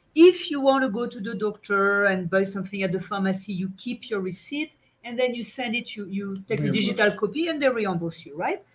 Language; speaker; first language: English; non-native, fluent; French